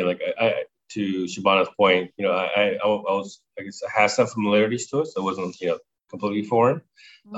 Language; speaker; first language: English; native; English